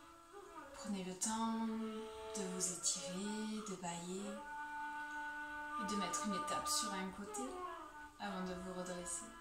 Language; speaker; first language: French; native; French